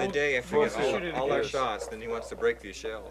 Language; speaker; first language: English; native; English